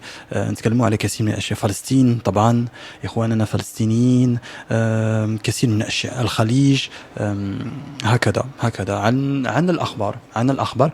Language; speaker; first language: Arabic; non-native, learner; French